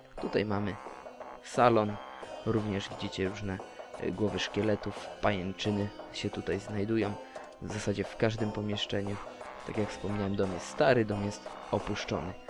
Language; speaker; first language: Polish; native; Polish